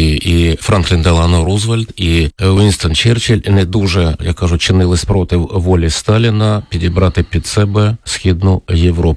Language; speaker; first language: Ukrainian; native; Ukrainian